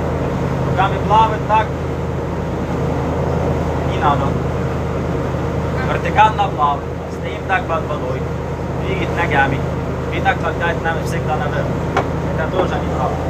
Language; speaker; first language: Russian; non-native, learner; Arabic